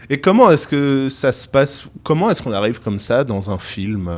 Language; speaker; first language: French; native; French